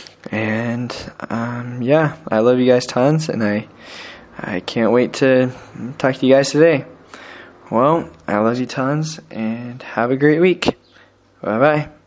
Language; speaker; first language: English; native; English